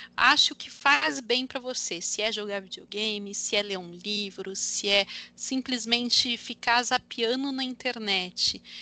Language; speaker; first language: Portuguese; native; Portuguese